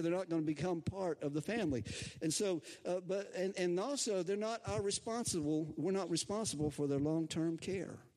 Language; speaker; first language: English; native; English